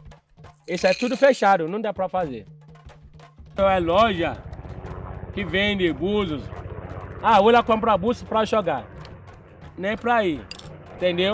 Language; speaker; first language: Portuguese; non-native, learner; Yoruba